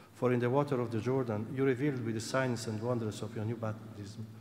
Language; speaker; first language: English; non-native, fluent; Italian